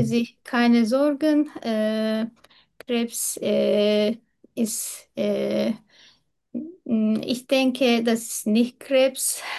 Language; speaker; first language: German; non-native, learner; Turkish